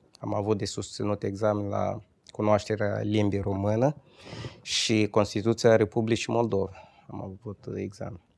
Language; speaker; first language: Romanian; non-native, fluent; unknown